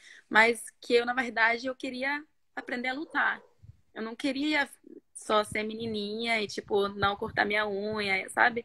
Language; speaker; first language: Portuguese; non-native, fluent; Norwegian